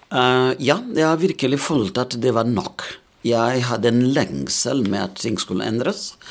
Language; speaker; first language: Norwegian; non-native, fluent; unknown